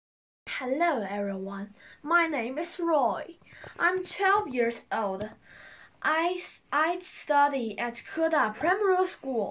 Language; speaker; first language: English; non-native, learner; Chinese